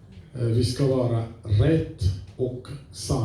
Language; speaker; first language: Swedish; non-native, fluent; French